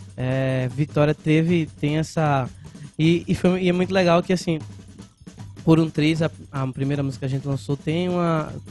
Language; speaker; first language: Portuguese; native; Portuguese